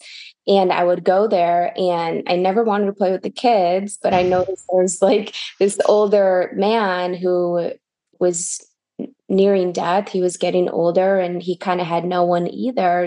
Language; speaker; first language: English; early bilingual, other home language; Russian